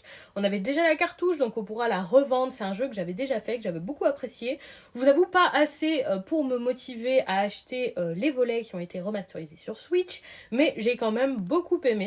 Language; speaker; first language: French; native; French